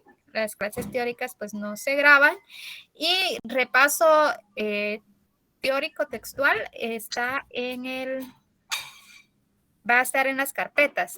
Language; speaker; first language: Spanish; native; Spanish